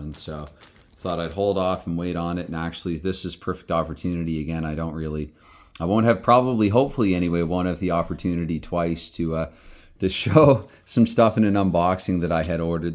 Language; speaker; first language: English; native; English